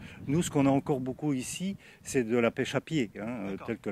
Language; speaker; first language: French; native; French